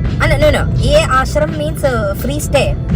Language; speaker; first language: Hindi; non-native, local second language; Malayalam